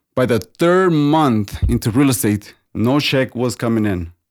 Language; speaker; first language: English; non-native, fluent; Spanish